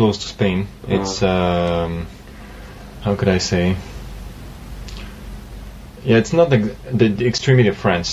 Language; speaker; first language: English; non-native, fluent; French